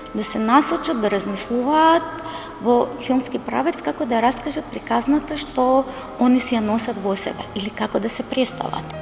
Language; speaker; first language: Macedonian; native; Macedonian